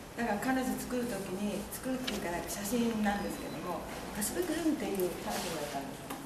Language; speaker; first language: Japanese; native; Japanese